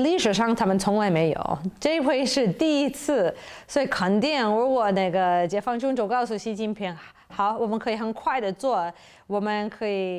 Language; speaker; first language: Chinese; non-native, fluent; English